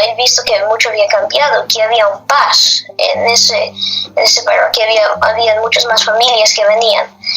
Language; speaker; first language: Spanish; non-native, fluent; English